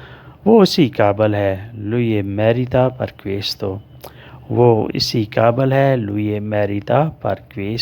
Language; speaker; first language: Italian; non-native, learner; Urdu